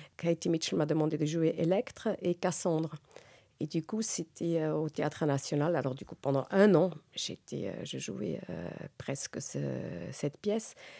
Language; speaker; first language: French; non-native, local second language; Swiss German